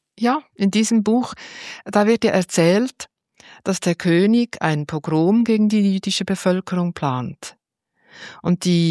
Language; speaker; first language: German; native; German